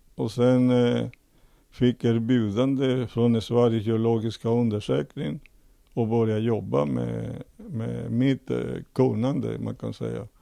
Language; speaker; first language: Swedish; non-native, fluent; Spanish